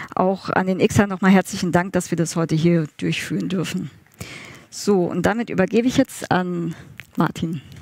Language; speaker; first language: German; native; German